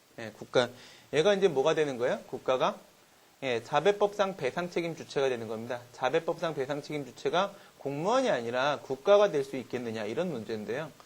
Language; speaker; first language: Korean; native; Korean